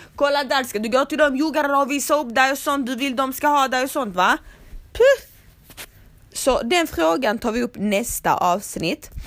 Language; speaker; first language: Swedish; early bilingual, other home language; Croatian